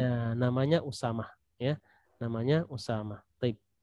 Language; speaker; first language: Indonesian; native; Indonesian